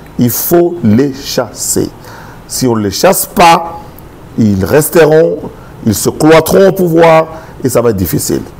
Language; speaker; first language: French; non-native, local second language; Lingala